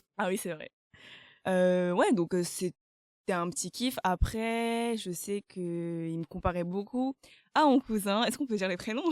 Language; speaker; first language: French; early bilingual, other home language; Vietnamese